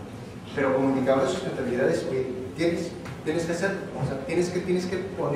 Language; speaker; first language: Spanish; native; Spanish